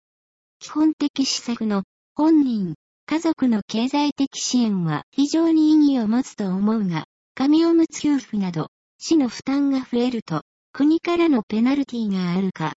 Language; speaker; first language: Japanese; native; Japanese